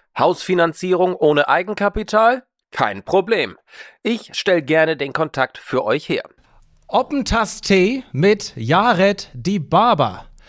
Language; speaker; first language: German; native; German